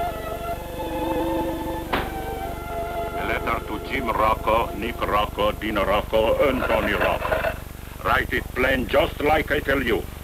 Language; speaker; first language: English; non-native, fluent; Italian